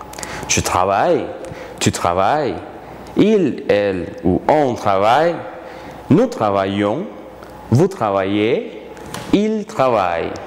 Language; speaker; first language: French; non-native, fluent; Spanish